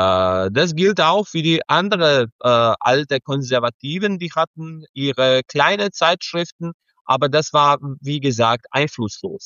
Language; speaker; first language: German; non-native, fluent; Serbian